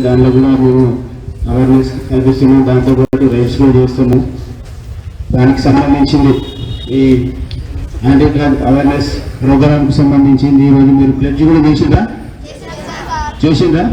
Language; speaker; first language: Telugu; native; Telugu